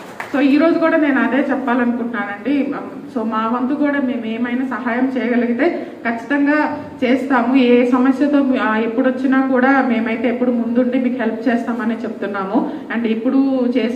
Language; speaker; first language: Telugu; native; Telugu